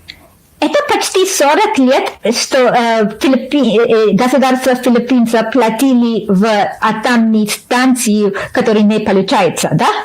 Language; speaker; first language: Russian; non-native, learner; English